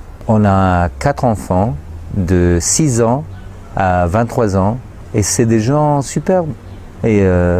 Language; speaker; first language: French; non-native, fluent; Spanish